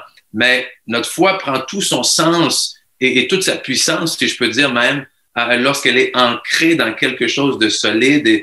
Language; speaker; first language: French; native; French